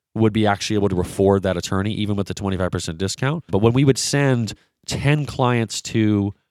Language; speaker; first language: English; native; English